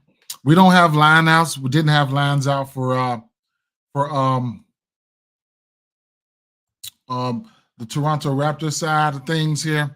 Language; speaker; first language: English; native; English